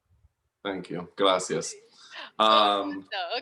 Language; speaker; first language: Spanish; non-native, learner; English